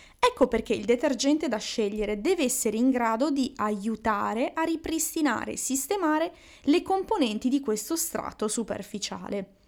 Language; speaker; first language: Italian; native; Italian